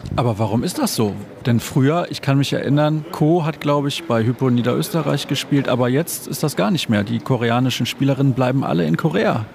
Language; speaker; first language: German; native; German